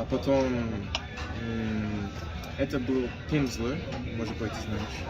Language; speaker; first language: Russian; non-native, learner; English